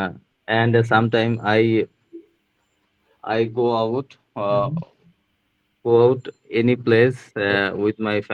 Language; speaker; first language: English; non-native, learner; Bangla